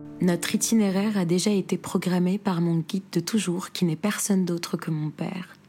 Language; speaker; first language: French; non-native, local second language; Arabic